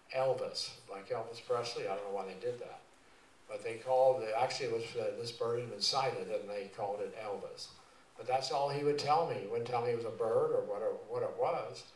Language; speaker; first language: English; native; English